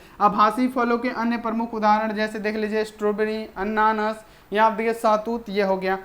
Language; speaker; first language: Hindi; native; Hindi